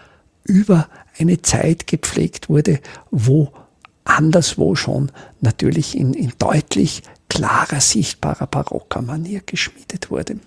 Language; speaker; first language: German; native; German